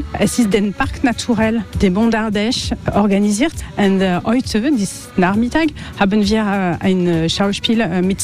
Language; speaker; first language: German; non-native, learner; French